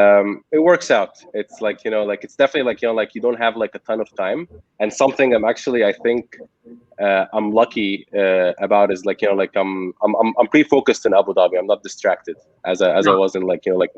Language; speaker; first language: English; non-native, local second language; Arabic